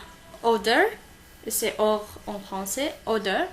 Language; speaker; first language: French; non-native, local second language; Arabic